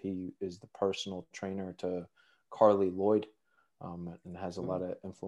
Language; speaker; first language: English; native; English